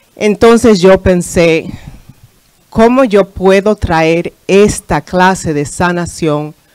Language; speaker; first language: Spanish; early bilingual, heritage; Spanish